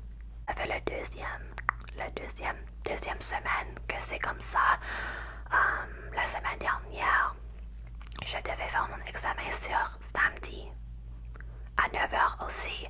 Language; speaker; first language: French; non-native, learner; English